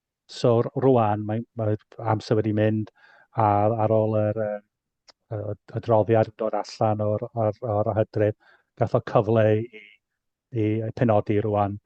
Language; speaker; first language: Welsh; non-native, fluent; English